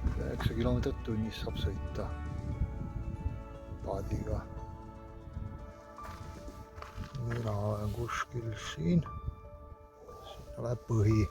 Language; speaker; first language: Estonian; native; Estonian